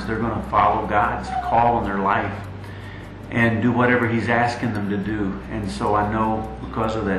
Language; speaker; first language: English; native; English